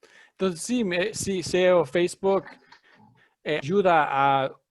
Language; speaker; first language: Portuguese; non-native, learner; English